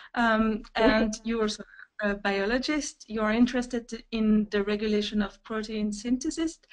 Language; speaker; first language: English; non-native, fluent; French